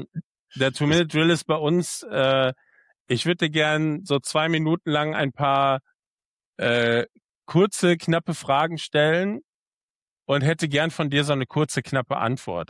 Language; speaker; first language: German; native; German